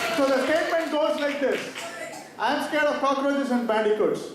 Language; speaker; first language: English; non-native, local second language; Kannada